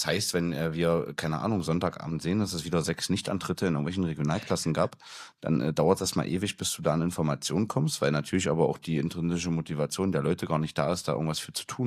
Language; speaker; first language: German; native; German